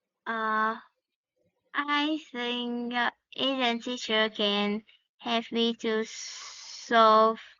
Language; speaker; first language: English; non-native, learner; Vietnamese